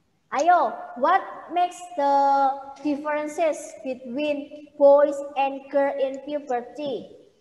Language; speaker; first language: English; non-native, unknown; Indonesian